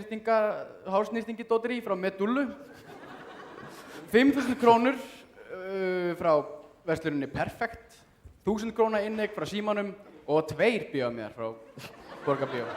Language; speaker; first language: Icelandic; native; Icelandic